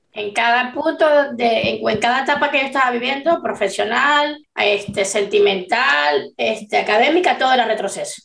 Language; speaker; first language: Spanish; native; Spanish